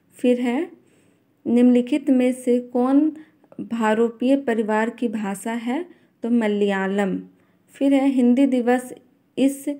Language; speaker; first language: Hindi; native; Hindi